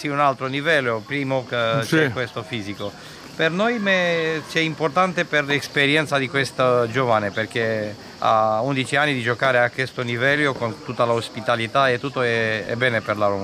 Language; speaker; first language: Italian; non-native, fluent; Romanian